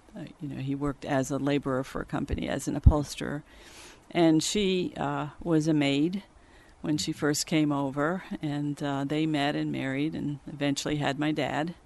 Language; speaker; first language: English; early bilingual, other home language; Swedish